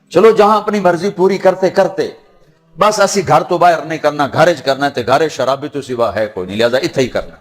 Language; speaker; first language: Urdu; non-native, local second language; Punjabi